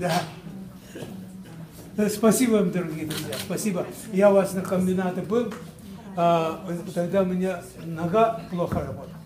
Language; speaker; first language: Russian; non-native, local second language; Tuvinian